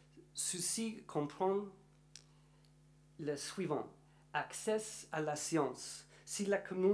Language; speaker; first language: French; non-native, learner; English